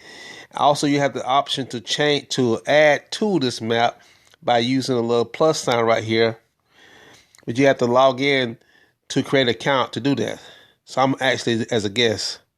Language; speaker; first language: English; native; English